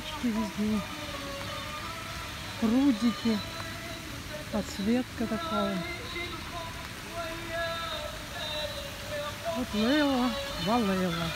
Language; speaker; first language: Russian; native; Russian